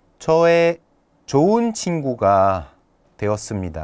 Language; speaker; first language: Korean; non-native, fluent; French